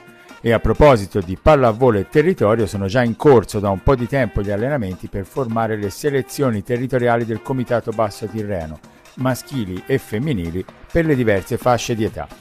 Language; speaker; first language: Italian; native; Italian